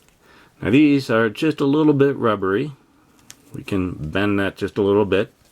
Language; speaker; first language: English; native; English